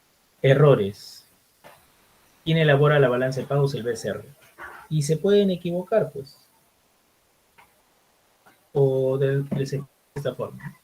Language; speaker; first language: Spanish; native; Spanish